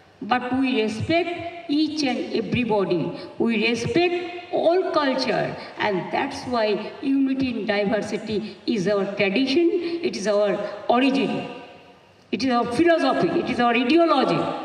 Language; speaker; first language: English; non-native, local second language; Bangla